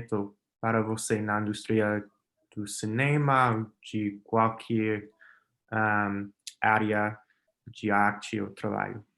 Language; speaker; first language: Portuguese; non-native, learner; English